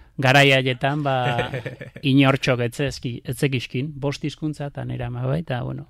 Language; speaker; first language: Basque; native; Basque